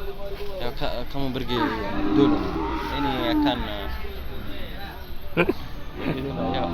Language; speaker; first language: Indonesian; non-native, learner; Arabic